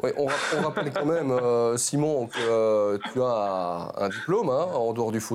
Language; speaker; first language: French; native; French